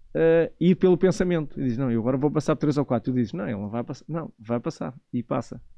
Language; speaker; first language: Portuguese; native; Portuguese